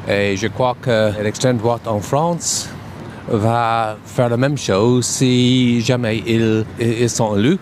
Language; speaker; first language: French; non-native, fluent; English